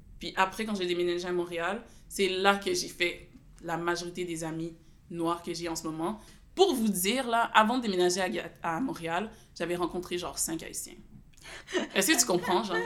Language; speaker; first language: French; early bilingual, other home language; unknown